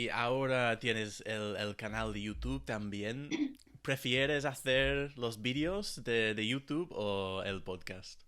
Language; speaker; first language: Spanish; non-native, fluent; English